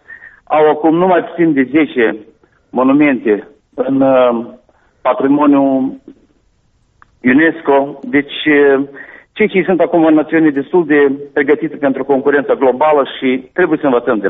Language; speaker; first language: Romanian; native; Romanian